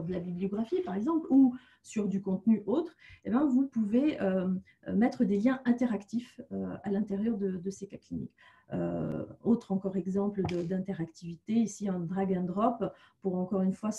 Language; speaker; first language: French; native; French